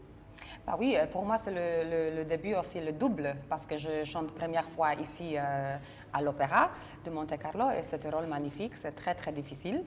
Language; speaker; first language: French; non-native, fluent; Polish